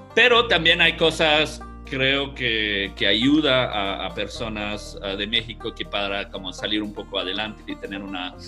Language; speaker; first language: Spanish; non-native, fluent; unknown